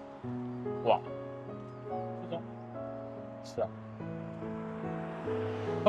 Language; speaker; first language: Chinese; non-native, fluent; Korean